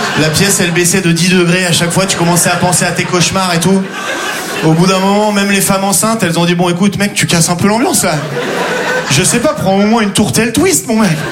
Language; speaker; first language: French; native; French